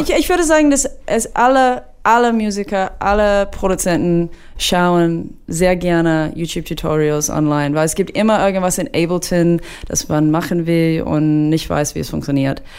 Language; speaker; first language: German; non-native, fluent; English